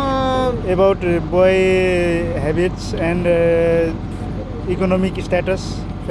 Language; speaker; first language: English; non-native, learner; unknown